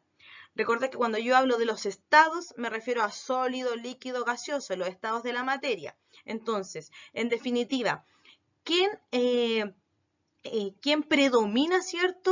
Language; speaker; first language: Spanish; native; Spanish